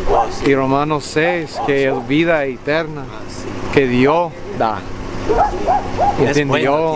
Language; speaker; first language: Spanish; non-native, fluent; English